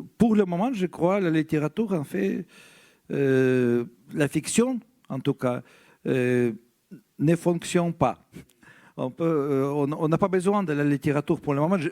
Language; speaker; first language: French; non-native, fluent; Russian